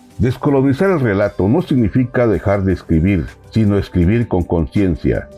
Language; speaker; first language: Spanish; native; Spanish